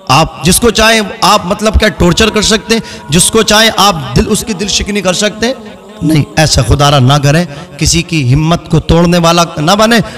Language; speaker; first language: Hindi; native; Hindi